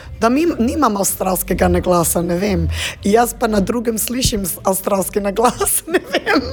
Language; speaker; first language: Slovenian; early bilingual, heritage; Slovenian